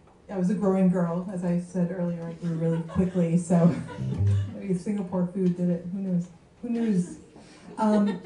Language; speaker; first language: English; early bilingual, other home language; French